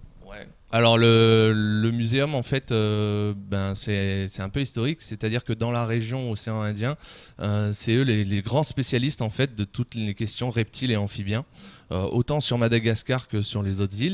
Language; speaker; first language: French; native; French